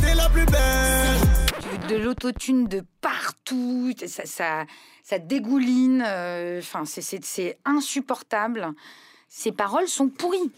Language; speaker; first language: French; non-native, local second language; Arabic